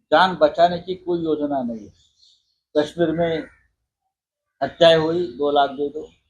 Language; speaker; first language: Hindi; non-native, local second language; Marathi